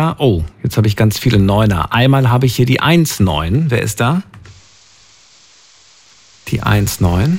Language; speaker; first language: German; native; German